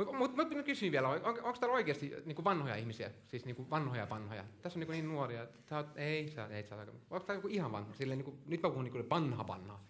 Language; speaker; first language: Finnish; non-native, local second language; Swedish